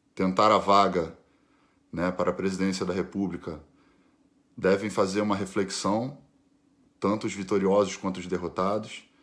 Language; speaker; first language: Portuguese; native; Portuguese